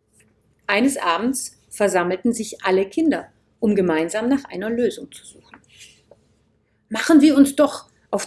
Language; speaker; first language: German; native; German